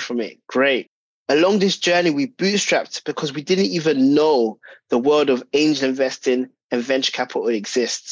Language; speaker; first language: English; native; English